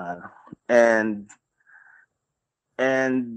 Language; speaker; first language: English; non-native, local second language; Filipino